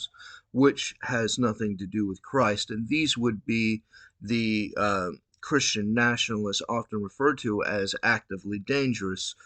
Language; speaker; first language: English; native; English